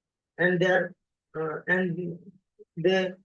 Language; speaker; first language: English; non-native, learner; Bangla